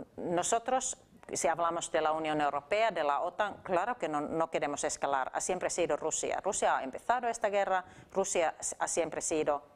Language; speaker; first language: Spanish; non-native, fluent; Finnish